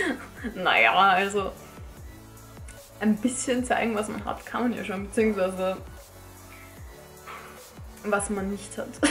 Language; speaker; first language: German; native; German